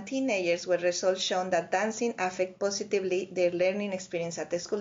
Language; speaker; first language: English; non-native, fluent; Spanish